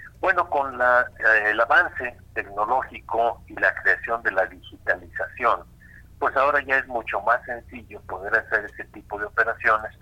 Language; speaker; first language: Spanish; native; Spanish